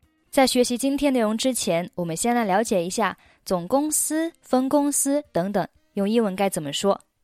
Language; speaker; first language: Chinese; native; Chinese